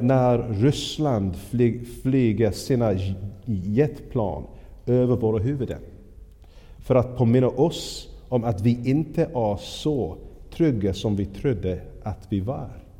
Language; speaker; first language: Swedish; non-native, fluent; English